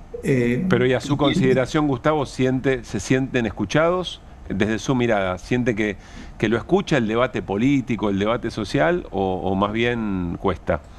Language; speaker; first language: Spanish; native; Spanish